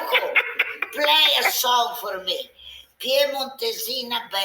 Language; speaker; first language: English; non-native, learner; Italian